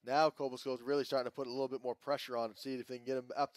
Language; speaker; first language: English; native; English